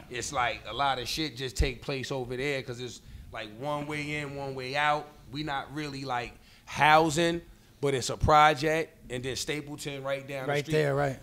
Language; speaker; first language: English; native; English